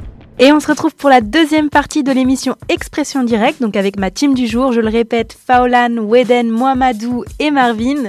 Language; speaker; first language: French; native; French